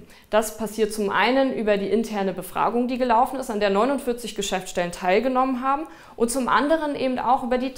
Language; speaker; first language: German; native; German